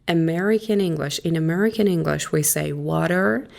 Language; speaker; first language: English; non-native, fluent; Persian